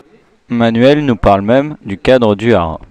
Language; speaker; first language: French; native; French